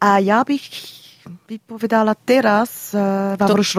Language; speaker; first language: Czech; non-native, learner; German